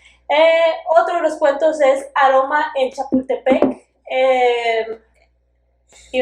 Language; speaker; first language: Spanish; native; Spanish